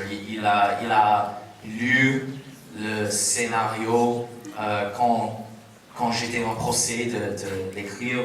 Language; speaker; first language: French; non-native, fluent; English